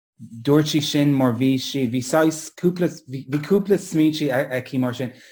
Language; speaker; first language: Irish; non-native, local second language; English